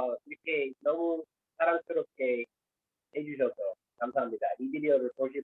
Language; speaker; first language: Korean; non-native, fluent; English